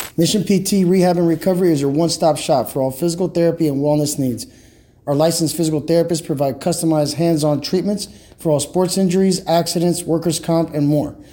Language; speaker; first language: English; native; English